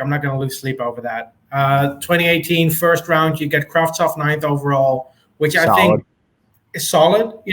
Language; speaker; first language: English; native; English